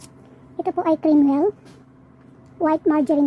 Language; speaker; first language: Filipino; native; Filipino